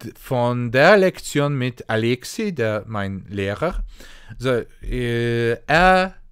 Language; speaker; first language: German; non-native, fluent; Polish